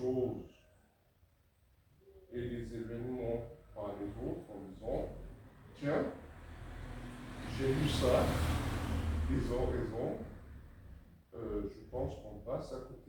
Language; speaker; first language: French; native; French